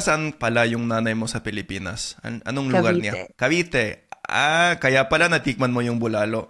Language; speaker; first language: Filipino; non-native, fluent; English